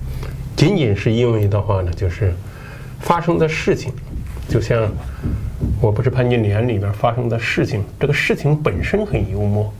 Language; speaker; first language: Chinese; native; Chinese